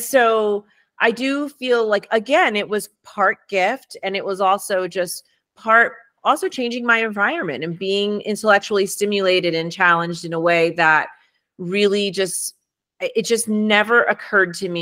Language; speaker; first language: English; early bilingual, other home language; Spanish